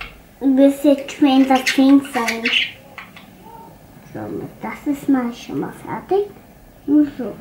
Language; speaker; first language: German; early bilingual, other home language; Turkish